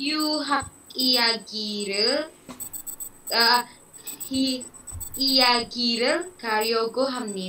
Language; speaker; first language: Korean; non-native, learner; Indonesian